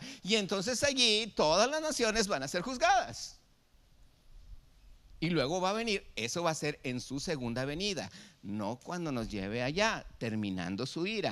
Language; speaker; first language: Spanish; native; Spanish